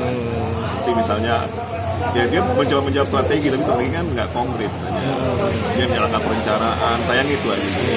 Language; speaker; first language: Indonesian; native; Indonesian